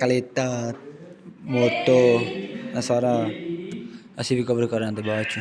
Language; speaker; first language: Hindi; non-native, local second language; Punjabi